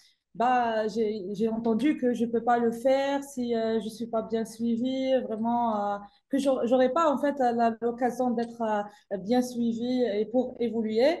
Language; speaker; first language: French; non-native, local second language; Arabic